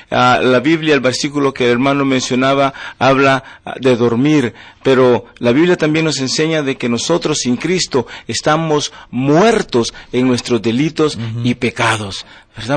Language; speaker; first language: Spanish; native; Spanish